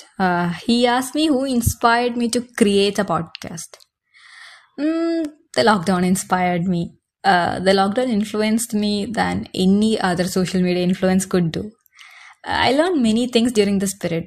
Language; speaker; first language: English; non-native, local second language; Malayalam